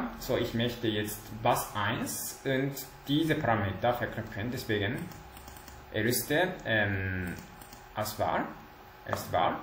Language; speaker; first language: German; non-native, learner; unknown